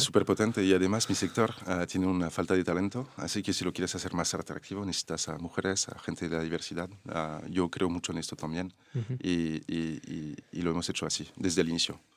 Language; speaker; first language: Spanish; non-native, fluent; French